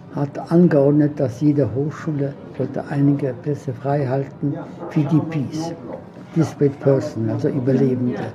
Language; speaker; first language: German; non-native, fluent; Polish